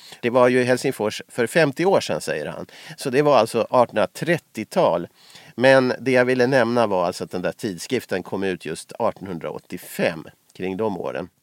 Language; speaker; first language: Swedish; native; Swedish